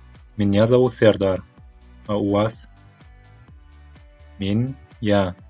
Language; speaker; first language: Russian; non-native, fluent; Turkmen